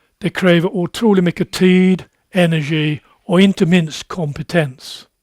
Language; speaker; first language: Swedish; non-native, fluent; English